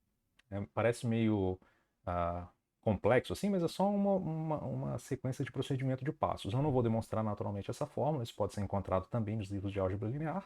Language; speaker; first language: Portuguese; native; Portuguese